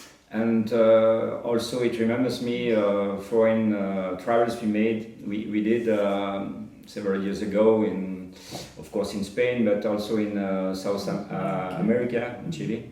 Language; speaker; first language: English; non-native, fluent; French